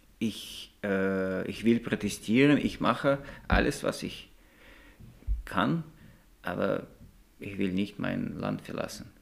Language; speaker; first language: German; non-native, learner; Russian